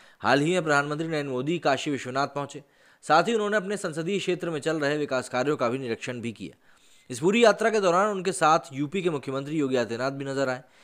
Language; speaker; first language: Hindi; native; Hindi